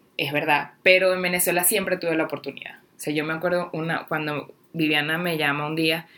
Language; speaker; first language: Spanish; native; Spanish